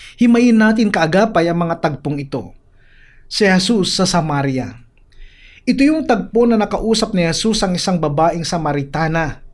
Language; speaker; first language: Filipino; native; Filipino